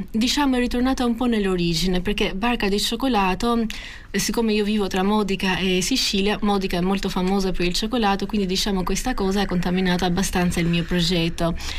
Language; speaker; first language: Italian; non-native, fluent; Albanian